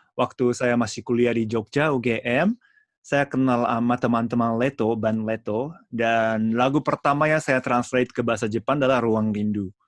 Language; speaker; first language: Indonesian; non-native, fluent; Japanese